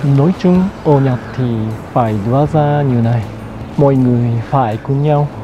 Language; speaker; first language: Vietnamese; non-native, fluent; Japanese